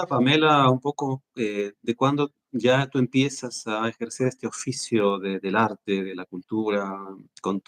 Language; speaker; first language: Spanish; native; Spanish